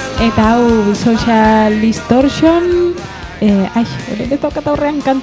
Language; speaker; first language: Basque; native; Basque